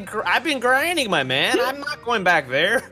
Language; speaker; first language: English; native; English